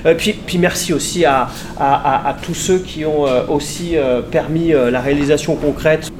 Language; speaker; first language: French; native; French